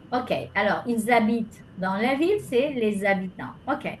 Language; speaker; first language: French; non-native, fluent; Spanish